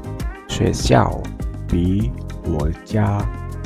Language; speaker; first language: Chinese; non-native, fluent; Indonesian